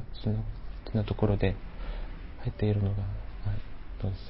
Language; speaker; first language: Japanese; non-native, fluent; Korean